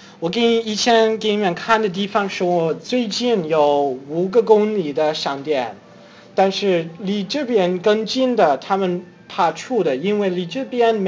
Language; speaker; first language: Chinese; non-native, fluent; English